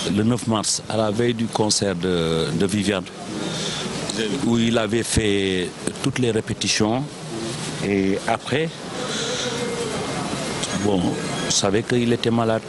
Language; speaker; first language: French; non-native, local second language; Wolof